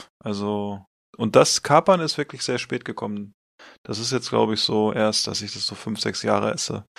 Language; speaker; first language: German; native; German